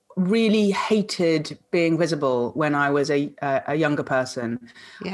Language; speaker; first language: English; native; English